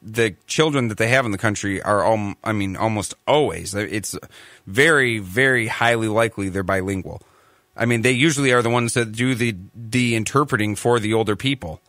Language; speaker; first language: English; native; English